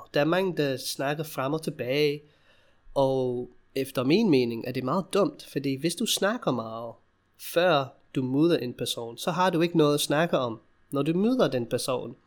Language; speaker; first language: Danish; non-native, fluent; English